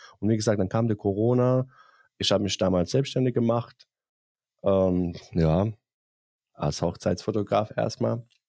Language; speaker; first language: German; non-native, fluent; Bosnian